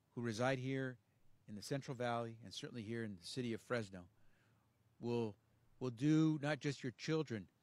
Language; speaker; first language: English; early bilingual, other home language; Spanish